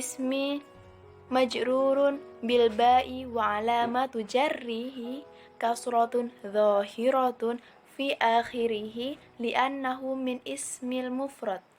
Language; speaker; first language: Arabic; non-native, learner; Indonesian